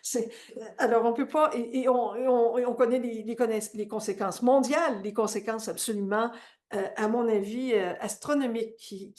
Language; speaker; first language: French; native; French